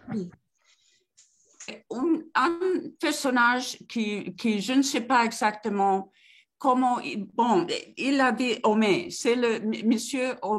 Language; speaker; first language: French; non-native, learner; Spanish